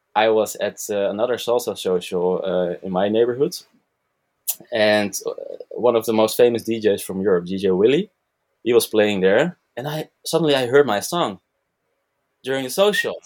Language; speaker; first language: English; non-native, fluent; Dutch